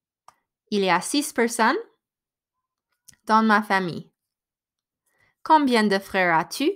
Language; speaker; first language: French; non-native, fluent; English